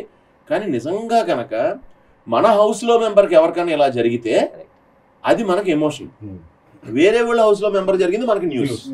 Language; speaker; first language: Telugu; native; Telugu